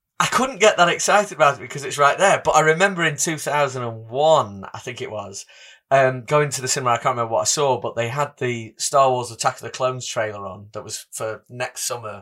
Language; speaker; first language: English; native; English